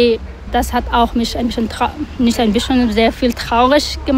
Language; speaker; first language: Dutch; non-native, learner; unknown